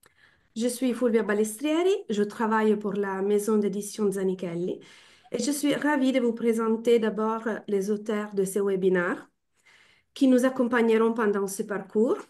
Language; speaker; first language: French; non-native, fluent; Italian